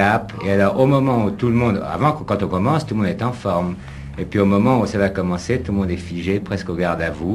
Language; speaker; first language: French; native; French